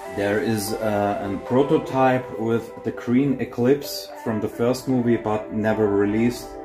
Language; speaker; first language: English; non-native, learner; German